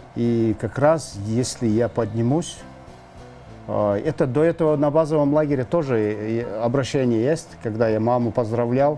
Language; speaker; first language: Russian; non-native, local second language; Kyrgyz